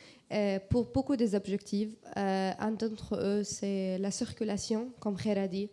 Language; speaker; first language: French; non-native, learner; Arabic